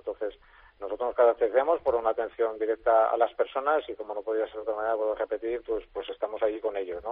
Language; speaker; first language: Spanish; native; Spanish